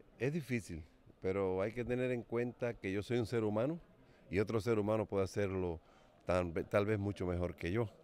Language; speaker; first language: Spanish; native; Spanish